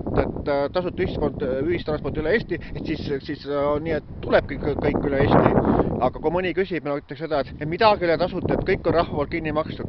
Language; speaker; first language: Estonian; native; Estonian